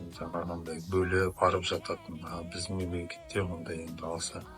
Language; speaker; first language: Kazakh; non-native, local second language; Tatar